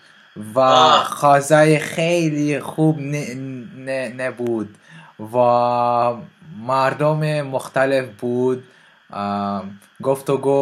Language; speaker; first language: Persian; non-native, learner; French